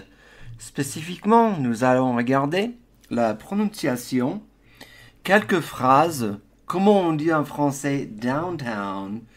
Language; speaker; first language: French; non-native, fluent; English